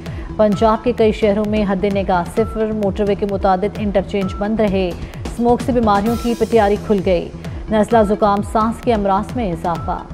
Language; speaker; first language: Urdu; native; Urdu